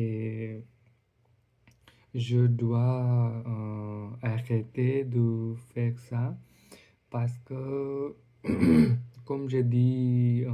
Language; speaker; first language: French; non-native, learner; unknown